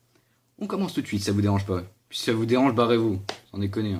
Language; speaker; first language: French; native; French